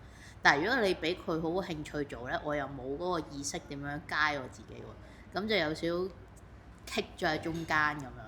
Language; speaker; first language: Cantonese; native; Cantonese